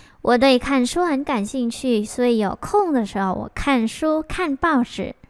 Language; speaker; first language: Chinese; non-native, fluent; Vietnamese